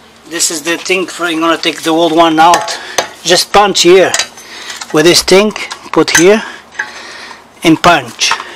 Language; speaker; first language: English; non-native, learner; Portuguese